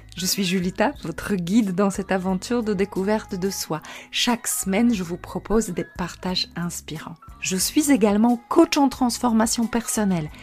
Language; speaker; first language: French; non-native, fluent; Polish